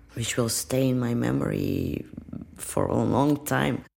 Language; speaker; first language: English; non-native, fluent; Russian